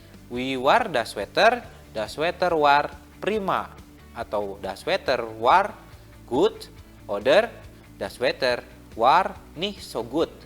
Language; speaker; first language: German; non-native, fluent; Indonesian